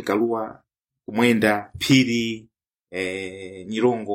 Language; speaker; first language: English; non-native, local second language; Tumbuka